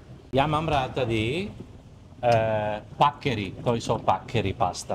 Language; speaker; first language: Czech; non-native, learner; Italian